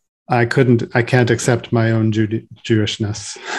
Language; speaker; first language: English; native; English